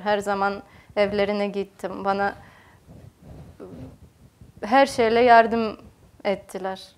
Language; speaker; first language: Turkish; non-native, fluent; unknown